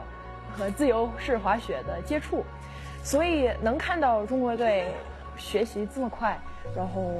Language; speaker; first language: Chinese; early bilingual, heritage; Chinese